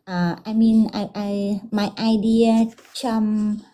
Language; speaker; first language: English; non-native, learner; Vietnamese